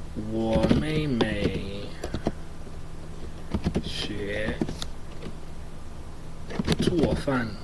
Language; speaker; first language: Chinese; non-native, learner; English